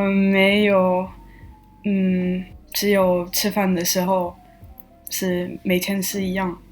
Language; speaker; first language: Chinese; non-native, learner; French